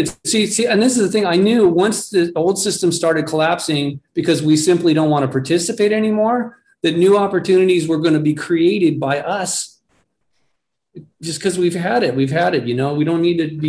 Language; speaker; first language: English; native; English